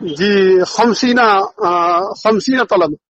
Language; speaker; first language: Arabic; non-native, learner; Urdu